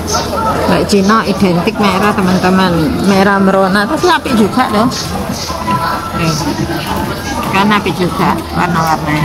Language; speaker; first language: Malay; non-native, local second language; Javanese